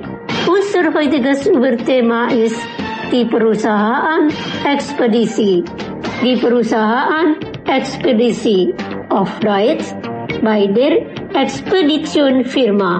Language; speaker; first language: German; non-native, fluent; Indonesian